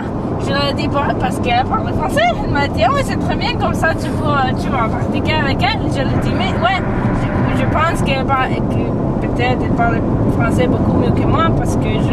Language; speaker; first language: French; non-native, learner; Spanish